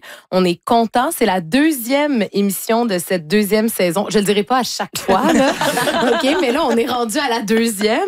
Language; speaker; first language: French; native; French